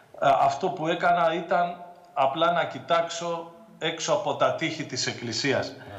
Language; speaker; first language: Greek; native; Greek